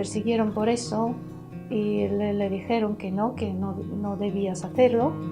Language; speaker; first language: Spanish; early bilingual, heritage; Spanish